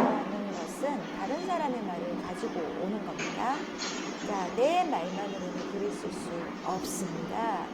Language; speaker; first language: Korean; native; Korean